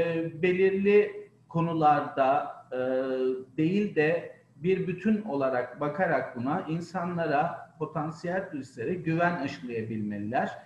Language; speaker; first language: Turkish; native; Turkish